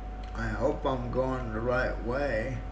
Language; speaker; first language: English; native; English